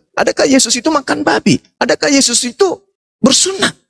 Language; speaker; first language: Indonesian; native; Indonesian